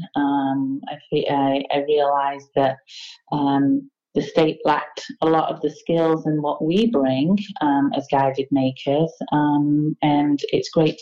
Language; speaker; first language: English; native; English